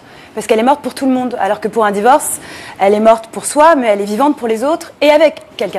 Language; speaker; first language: French; native; French